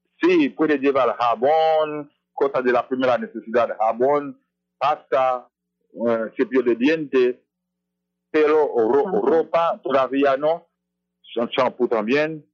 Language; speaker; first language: Spanish; non-native, fluent; Haitian Creole